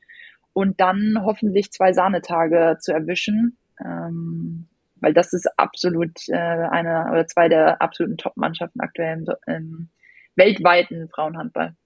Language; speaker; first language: German; native; German